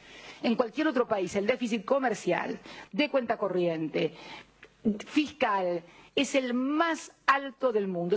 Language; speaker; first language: Spanish; native; Spanish